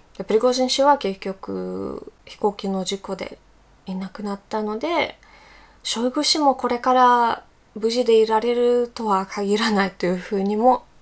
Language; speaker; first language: Japanese; non-native, fluent; Russian